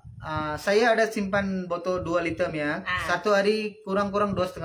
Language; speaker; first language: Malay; non-native, local second language; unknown